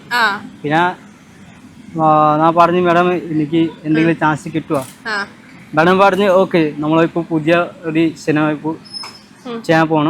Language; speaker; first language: Malayalam; non-native, local second language; Odia